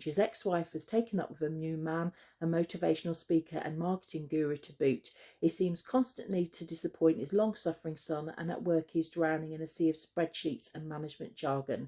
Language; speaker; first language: English; native; English